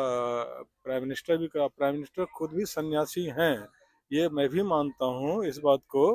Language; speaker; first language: Hindi; native; Hindi